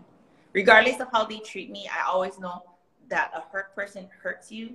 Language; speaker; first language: English; early bilingual, other home language; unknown